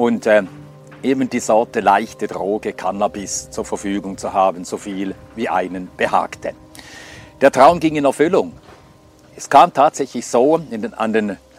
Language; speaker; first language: German; non-native, fluent; Swedish